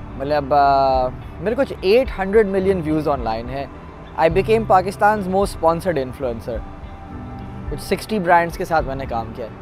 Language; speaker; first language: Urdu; native; Urdu